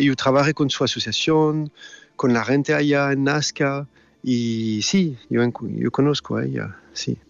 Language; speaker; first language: Spanish; non-native, fluent; French